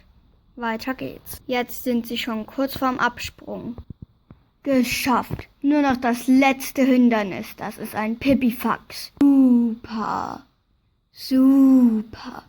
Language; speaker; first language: German; native; German